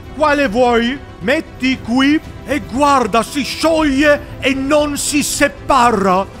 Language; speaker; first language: Italian; non-native, learner; Swedish